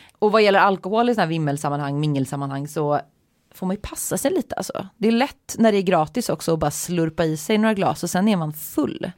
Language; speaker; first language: Swedish; native; Swedish